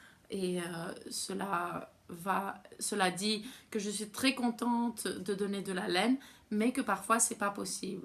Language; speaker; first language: French; non-native, fluent; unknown